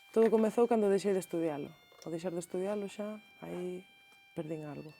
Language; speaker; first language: Galician; early bilingual, other home language; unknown